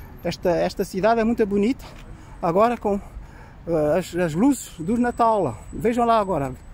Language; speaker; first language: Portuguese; early bilingual, heritage; Portuguese